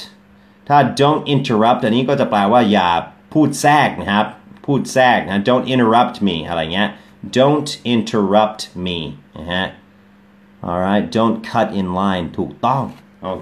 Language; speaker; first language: Thai; non-native, fluent; English